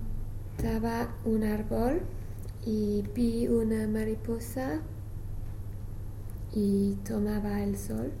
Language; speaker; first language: Spanish; non-native, learner; English